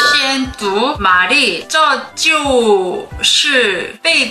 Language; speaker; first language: Chinese; non-native, learner; Korean